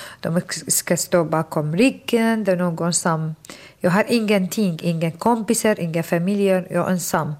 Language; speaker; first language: Swedish; non-native, fluent; Arabic